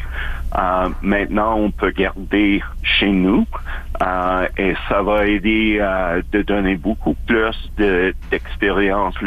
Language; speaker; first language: French; non-native, local second language; English